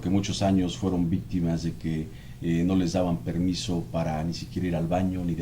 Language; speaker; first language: Spanish; native; Spanish